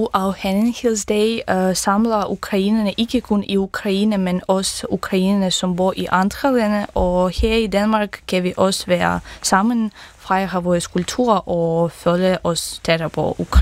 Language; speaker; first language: Danish; non-native, learner; Ukrainian